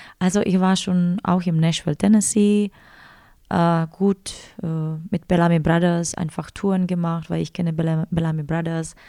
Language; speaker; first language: German; non-native, fluent; Czech